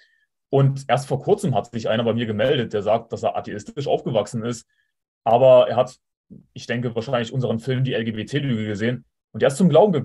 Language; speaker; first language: German; native; German